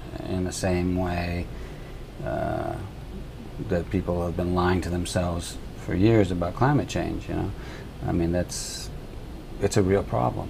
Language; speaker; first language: English; native; English